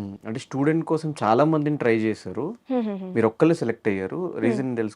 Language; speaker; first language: Telugu; native; Telugu